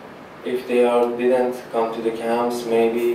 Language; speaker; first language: English; non-native, learner; Persian